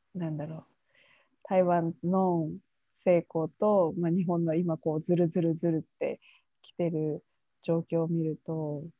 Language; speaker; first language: Japanese; native; Japanese